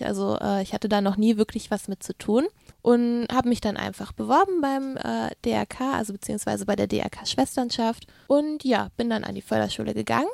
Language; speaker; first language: German; native; German